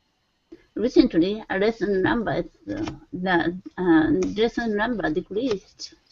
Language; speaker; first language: English; non-native, learner; Japanese